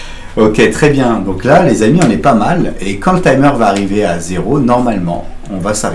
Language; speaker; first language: French; native; French